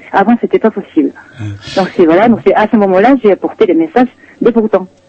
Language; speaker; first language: French; non-native, fluent; Japanese